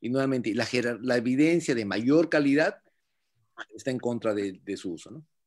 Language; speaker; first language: Spanish; native; Spanish